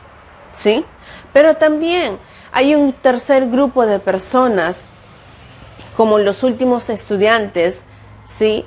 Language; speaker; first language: Spanish; native; Spanish